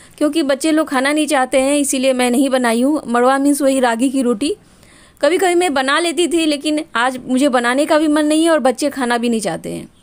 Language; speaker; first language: Hindi; native; Hindi